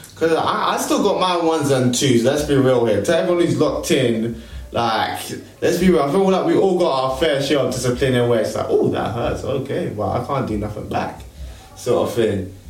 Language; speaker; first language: English; early bilingual, other home language; Krio